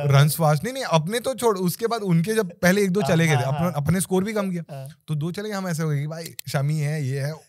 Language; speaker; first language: Hindi; non-native, local second language; Marathi